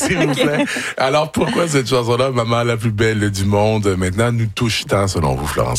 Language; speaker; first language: French; native; French